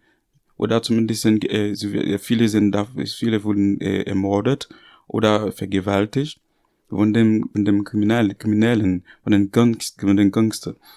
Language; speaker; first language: German; non-native, learner; Haitian Creole